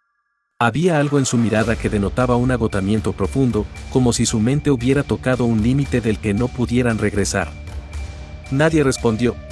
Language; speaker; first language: Spanish; native; Spanish